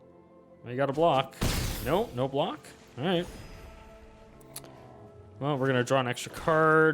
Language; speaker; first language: English; native; English